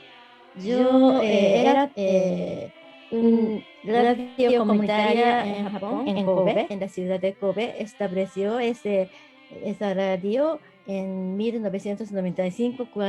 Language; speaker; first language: Spanish; non-native, learner; Japanese